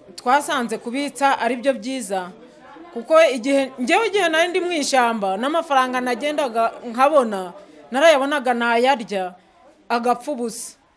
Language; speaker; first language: Kinyarwanda; native; Kinyarwanda